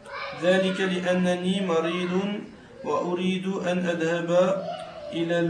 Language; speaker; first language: Arabic; non-native, learner; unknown